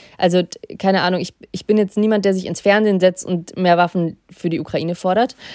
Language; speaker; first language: German; early bilingual, other home language; Russian